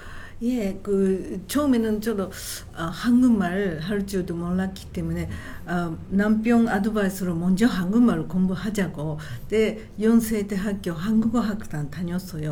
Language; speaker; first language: Korean; non-native, learner; Japanese